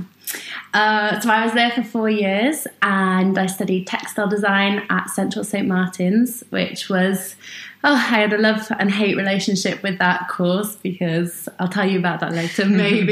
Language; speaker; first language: English; native; English